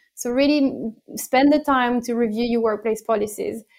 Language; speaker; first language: English; non-native, fluent; French